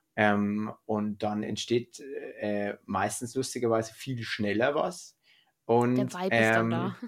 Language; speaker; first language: German; native; German